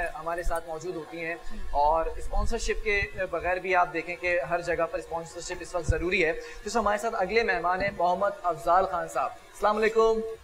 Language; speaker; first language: Urdu; native; Urdu